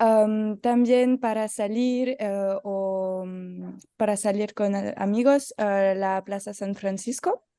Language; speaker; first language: Spanish; non-native, learner; French